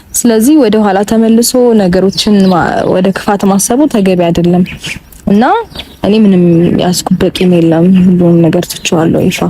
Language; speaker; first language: Amharic; native; Amharic